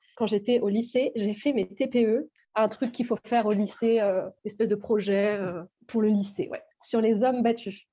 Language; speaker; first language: French; native; French